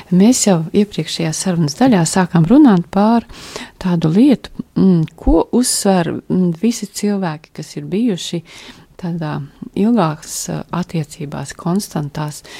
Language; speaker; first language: Latvian; native; Latvian